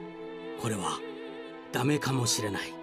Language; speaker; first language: Japanese; native; Japanese